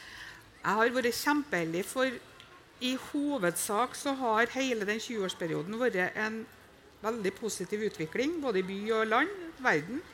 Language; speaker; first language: Norwegian; native; Norwegian